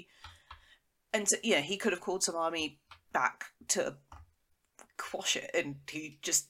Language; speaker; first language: English; native; English